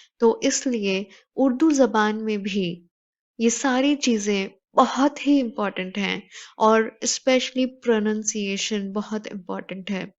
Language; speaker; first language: Urdu; native; Urdu